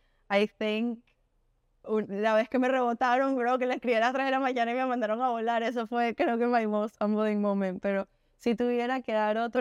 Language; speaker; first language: Spanish; native; Spanish